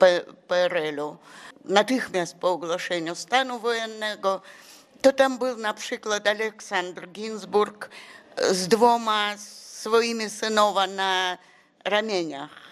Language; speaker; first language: Polish; non-native, fluent; Russian